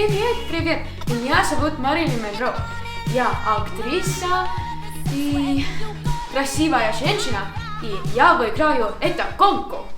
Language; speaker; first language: Russian; non-native, learner; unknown